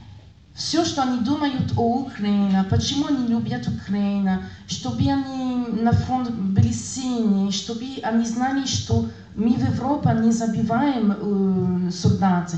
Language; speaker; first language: Russian; non-native, learner; French